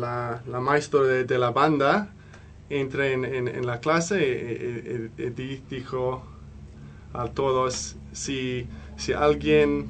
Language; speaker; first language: Spanish; non-native, learner; English